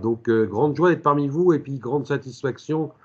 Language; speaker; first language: French; native; French